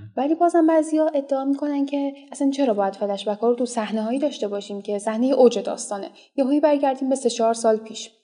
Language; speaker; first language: Persian; native; Persian